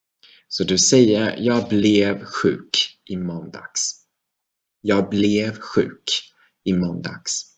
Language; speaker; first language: Swedish; non-native, fluent; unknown